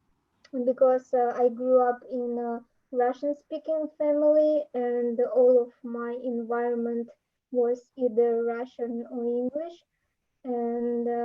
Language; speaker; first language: English; non-native, learner; Russian